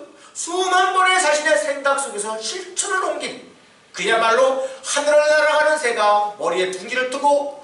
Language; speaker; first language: Korean; native; Korean